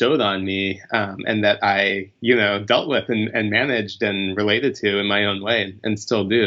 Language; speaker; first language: English; native; English